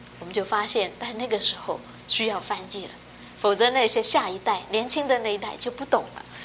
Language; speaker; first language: Chinese; non-native, local second language; Cantonese